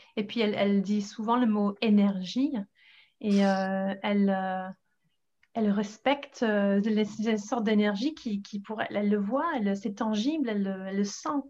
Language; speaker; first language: French; non-native, fluent; English